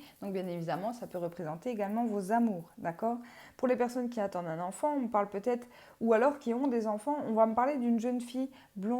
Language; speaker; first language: French; native; French